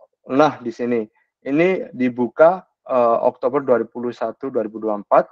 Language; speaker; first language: Indonesian; native; Indonesian